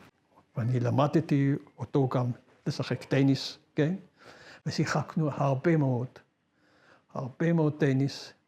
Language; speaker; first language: Hebrew; non-native, fluent; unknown